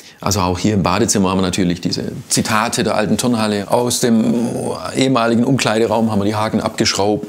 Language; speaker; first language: German; native; German